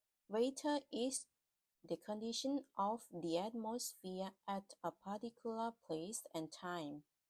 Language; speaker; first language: English; non-native, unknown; Thai